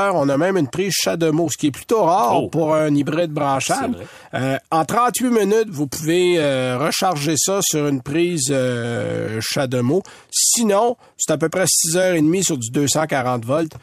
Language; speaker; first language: French; native; French